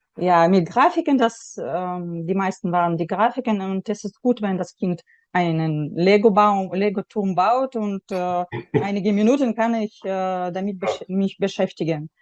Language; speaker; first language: German; non-native, fluent; Russian